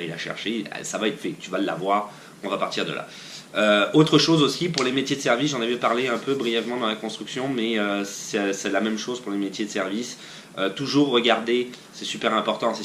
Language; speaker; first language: French; native; French